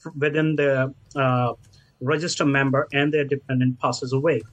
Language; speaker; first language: English; non-native, local second language; Hindi